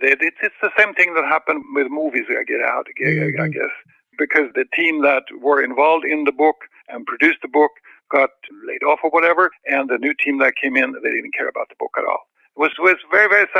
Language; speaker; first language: English; non-native, fluent; Swedish